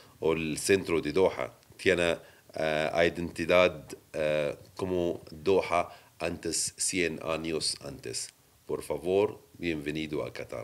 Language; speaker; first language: Spanish; non-native, learner; Arabic